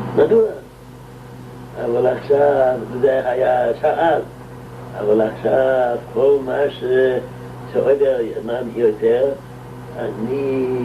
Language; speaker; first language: Hebrew; non-native, local second language; Yiddish